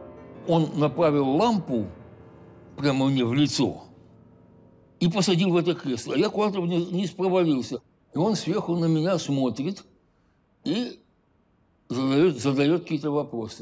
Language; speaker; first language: Russian; native; Russian